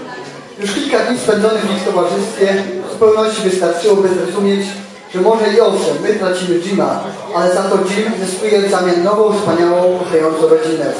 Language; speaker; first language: Polish; non-native, learner; English